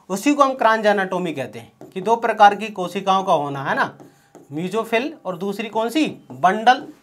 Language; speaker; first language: Hindi; native; Hindi